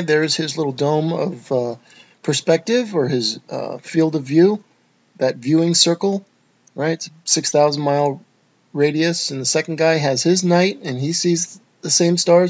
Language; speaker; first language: English; native; English